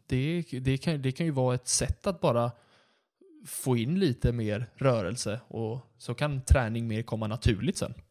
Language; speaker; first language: Swedish; native; Swedish